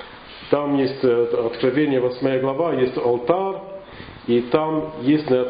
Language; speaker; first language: Russian; non-native, learner; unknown